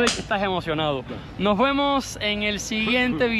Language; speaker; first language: Spanish; native; Spanish